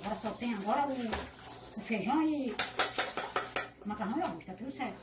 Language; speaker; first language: Portuguese; native; Portuguese